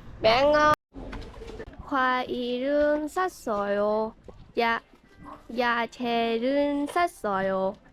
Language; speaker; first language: Korean; non-native, learner; Vietnamese